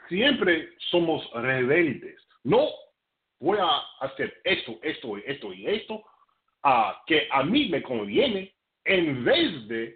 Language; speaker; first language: Spanish; non-native, fluent; English